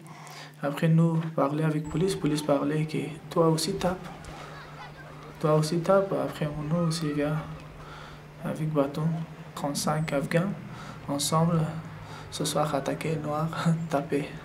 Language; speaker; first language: French; non-native, learner; Persian